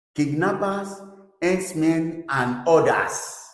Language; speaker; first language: English; non-native, local second language; Yoruba